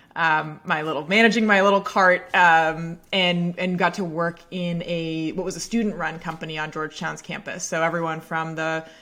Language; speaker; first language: English; native; English